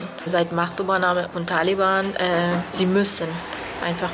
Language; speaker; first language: German; non-native, fluent; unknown